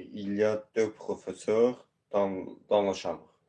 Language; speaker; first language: French; non-native, learner; Azerbaijani